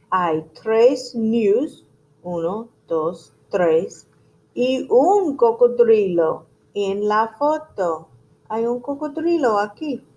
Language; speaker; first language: Spanish; non-native, fluent; English